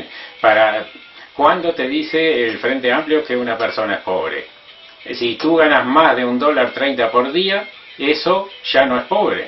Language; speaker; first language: Spanish; native; Spanish